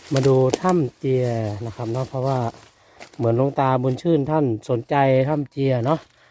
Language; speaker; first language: Thai; non-native, local second language; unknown